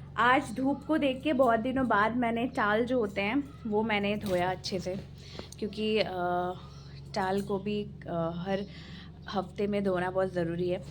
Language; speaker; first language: Hindi; non-native, local second language; Bangla